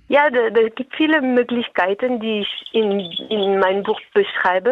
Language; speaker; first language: German; non-native, fluent; French